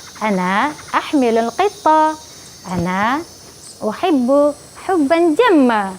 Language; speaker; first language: Arabic; non-native, fluent; Malay